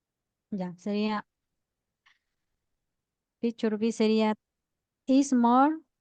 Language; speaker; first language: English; non-native, learner; Spanish